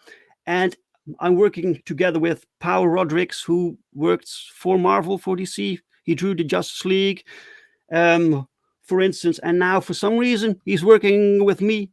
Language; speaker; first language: English; non-native, fluent; Dutch